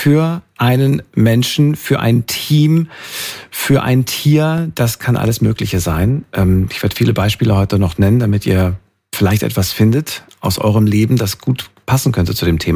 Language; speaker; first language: German; native; German